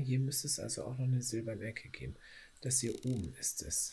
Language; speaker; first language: German; native; German